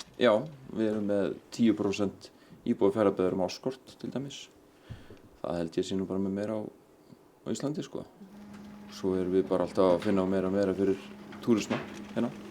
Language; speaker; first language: Icelandic; native; Icelandic